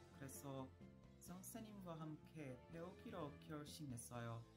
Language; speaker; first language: Korean; non-native, learner; Portuguese